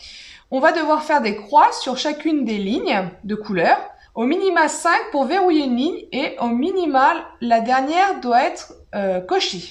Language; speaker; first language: French; native; French